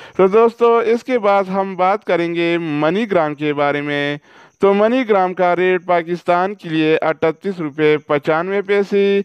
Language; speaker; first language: Urdu; non-native, local second language; Pashto